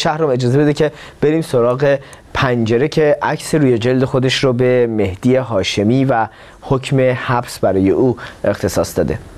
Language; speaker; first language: Persian; native; Persian